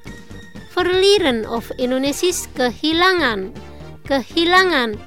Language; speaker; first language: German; non-native, fluent; Indonesian